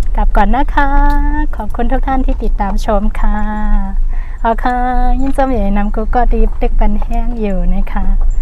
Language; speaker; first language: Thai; non-native, local second language; Shan